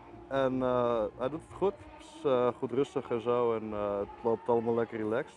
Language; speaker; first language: Dutch; native; Dutch